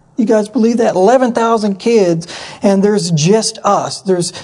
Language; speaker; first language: English; native; English